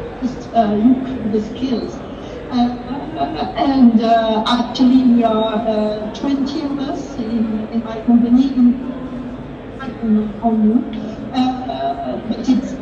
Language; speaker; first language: English; non-native, learner; French